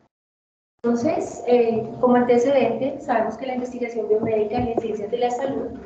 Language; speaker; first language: Spanish; native; Spanish